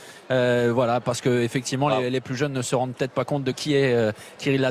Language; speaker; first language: French; native; French